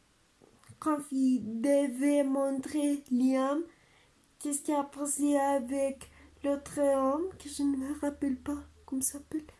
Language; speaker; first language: French; non-native, learner; Spanish